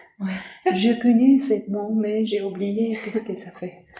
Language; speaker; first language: French; non-native, learner; Arabic